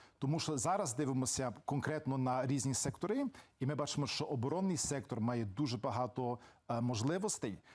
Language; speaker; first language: Ukrainian; early bilingual, heritage; Ukrainian